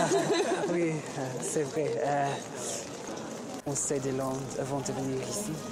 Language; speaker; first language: French; non-native, learner; English